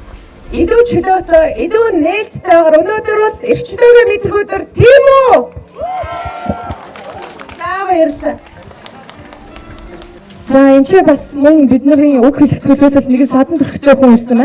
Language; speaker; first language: Mongolian; native; Mongolian